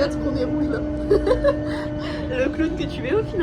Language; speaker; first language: French; native; French